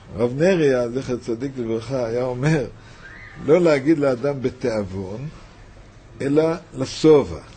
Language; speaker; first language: Hebrew; native; Hebrew